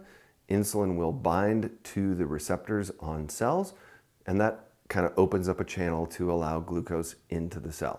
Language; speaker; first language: English; native; English